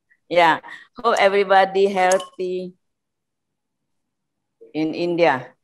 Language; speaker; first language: English; non-native, fluent; Indonesian